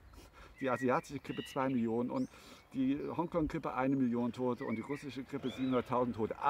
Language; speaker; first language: German; native; German